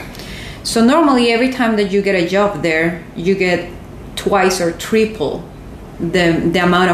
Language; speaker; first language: English; non-native, fluent; Spanish